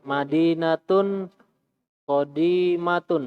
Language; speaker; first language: Arabic; non-native, learner; Indonesian